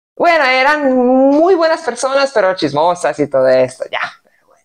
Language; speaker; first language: Spanish; non-native, fluent; Serbian